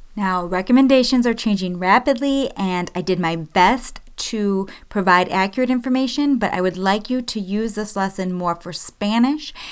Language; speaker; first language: English; native; English